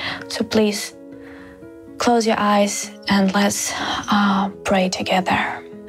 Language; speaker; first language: English; non-native, fluent; Ukrainian